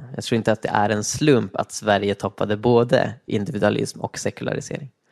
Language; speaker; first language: Swedish; native; Swedish